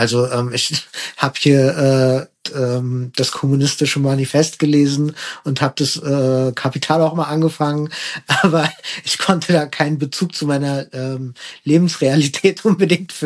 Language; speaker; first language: German; early bilingual, other home language; Persian